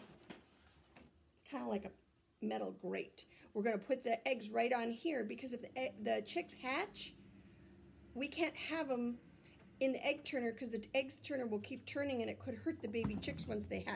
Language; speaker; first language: English; native; English